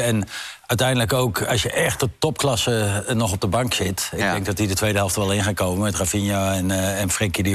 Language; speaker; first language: Dutch; native; Dutch